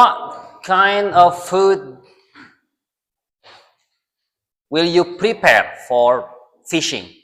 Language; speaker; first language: English; non-native, learner; Indonesian